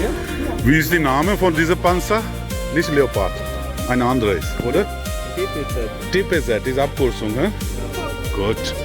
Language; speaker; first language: German; non-native, learner; Urdu